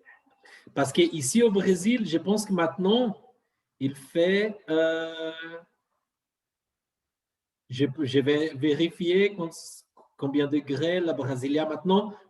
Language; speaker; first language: French; non-native, fluent; Portuguese